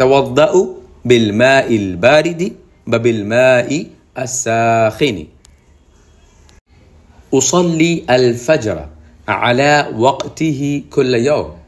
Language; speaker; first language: Arabic; non-native, fluent; Bangla